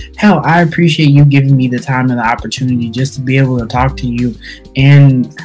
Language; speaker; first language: English; native; English